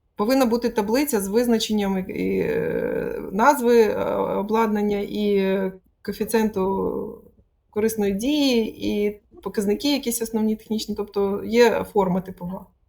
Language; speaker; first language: Ukrainian; non-native, local second language; Russian